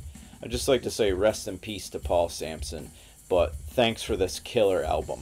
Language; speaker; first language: English; native; English